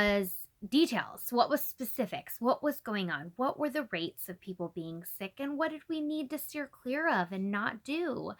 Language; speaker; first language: English; native; English